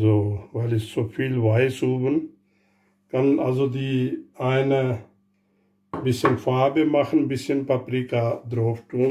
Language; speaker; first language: German; non-native, learner; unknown